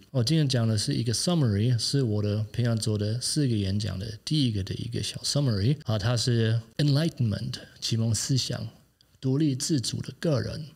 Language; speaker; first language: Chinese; non-native, fluent; German